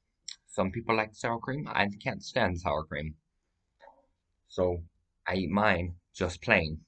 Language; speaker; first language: English; native; English